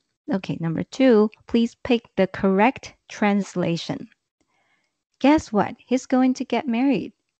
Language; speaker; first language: English; non-native, fluent; Chinese